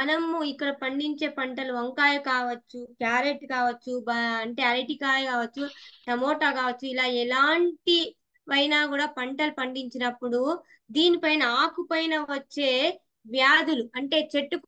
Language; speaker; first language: Telugu; native; Telugu